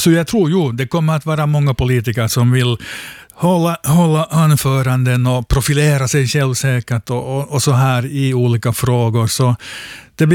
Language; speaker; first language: Swedish; native; Swedish